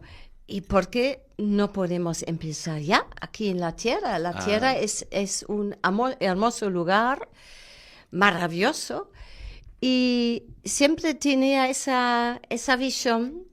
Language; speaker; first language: Spanish; non-native, fluent; German